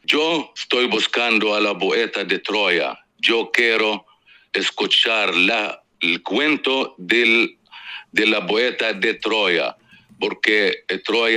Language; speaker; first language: Spanish; non-native, fluent; Arabic